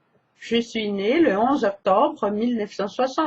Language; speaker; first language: French; non-native, fluent; Portuguese